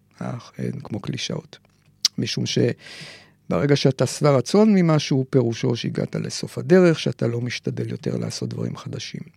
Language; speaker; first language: Hebrew; native; Hebrew